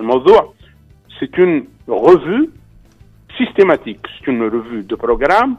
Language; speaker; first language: French; non-native, local second language; Arabic